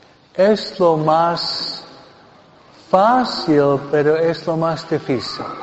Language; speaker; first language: Spanish; non-native, fluent; English